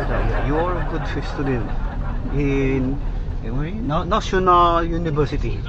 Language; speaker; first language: English; non-native, learner; Korean